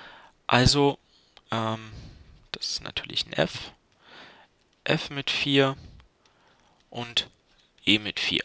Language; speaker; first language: German; native; German